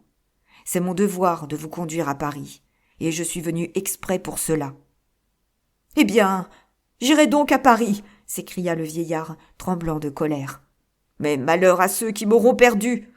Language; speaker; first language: French; native; French